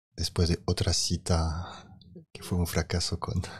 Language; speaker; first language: Spanish; non-native, fluent; French